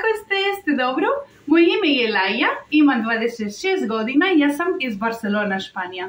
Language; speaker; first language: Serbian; non-native, learner; Spanish